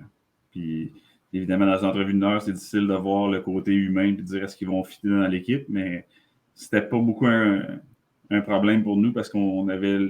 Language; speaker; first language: French; native; French